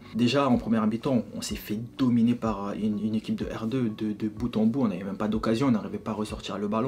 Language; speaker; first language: French; native; French